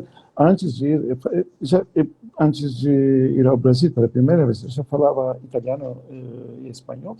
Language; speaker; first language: Portuguese; non-native, fluent; Turkish